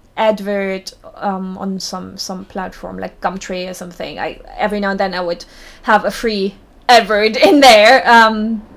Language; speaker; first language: English; non-native, fluent; German